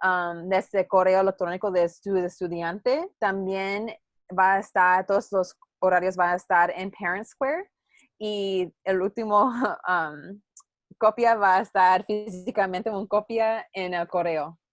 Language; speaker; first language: Spanish; non-native, learner; English